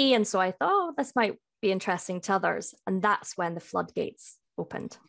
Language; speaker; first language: English; native; English